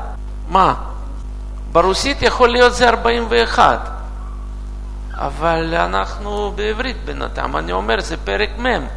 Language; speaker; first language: Hebrew; non-native, fluent; Russian